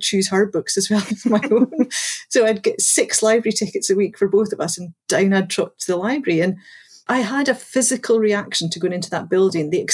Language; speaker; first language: English; native; English